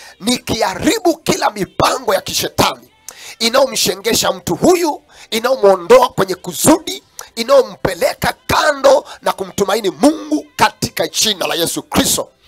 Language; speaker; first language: Swahili; non-native, local second language; Kamba